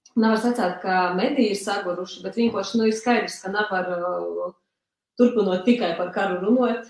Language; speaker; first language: Latvian; early bilingual, other home language; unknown